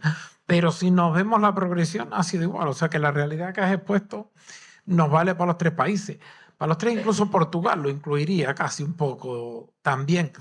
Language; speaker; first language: Spanish; native; Spanish